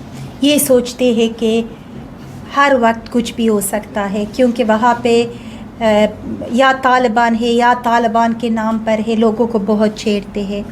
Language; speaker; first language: Hindi; non-native, learner; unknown